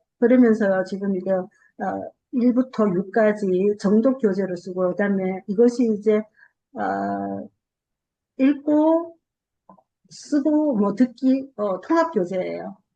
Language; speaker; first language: Korean; native; Korean